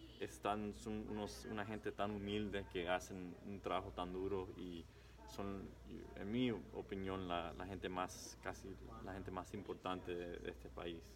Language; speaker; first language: Spanish; early bilingual, heritage; English